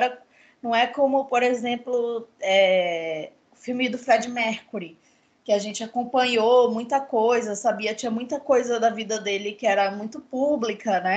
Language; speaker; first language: Portuguese; native; Portuguese